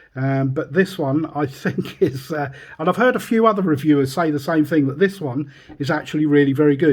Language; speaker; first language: English; native; English